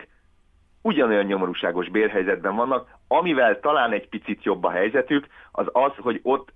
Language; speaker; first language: Hungarian; native; Hungarian